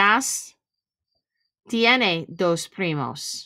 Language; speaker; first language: Spanish; non-native, fluent; English